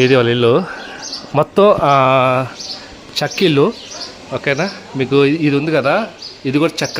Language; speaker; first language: Telugu; native; Telugu